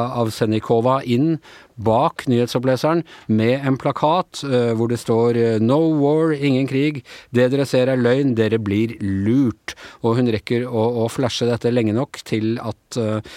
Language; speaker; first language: Norwegian; native; Norwegian